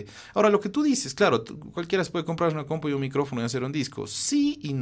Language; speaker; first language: Spanish; native; Spanish